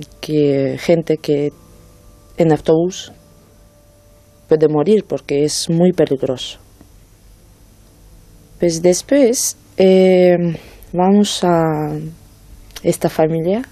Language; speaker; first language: Spanish; non-native, learner; Ukrainian